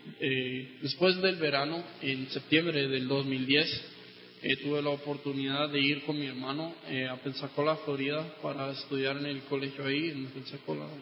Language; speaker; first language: Spanish; non-native, local second language; English